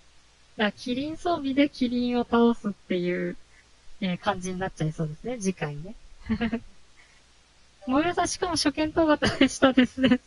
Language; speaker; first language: Japanese; native; Japanese